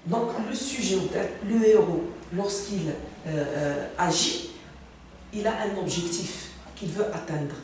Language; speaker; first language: French; non-native, local second language; Arabic